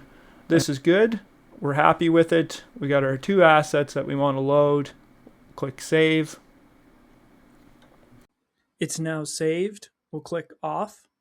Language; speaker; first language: English; native; English